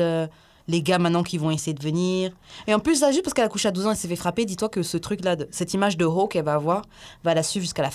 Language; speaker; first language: French; native; French